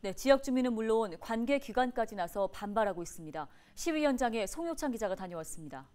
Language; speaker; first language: Korean; native; Korean